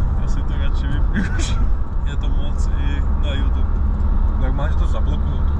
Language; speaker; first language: Czech; early bilingual, other home language; Bulgarian